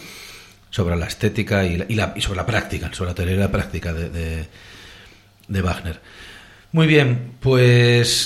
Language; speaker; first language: Spanish; native; Spanish